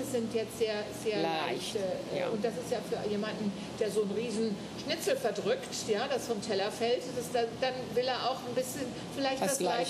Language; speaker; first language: German; native; German